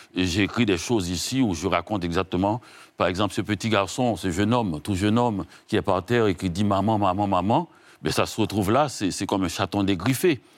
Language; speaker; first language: French; non-native, local second language; Haitian Creole